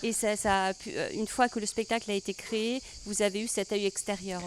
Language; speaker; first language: French; native; French